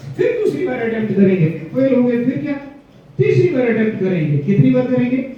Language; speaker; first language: Hindi; non-native, local second language; Gujarati